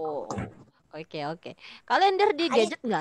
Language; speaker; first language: Indonesian; native; Indonesian